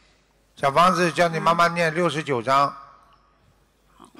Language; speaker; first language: Chinese; native; Chinese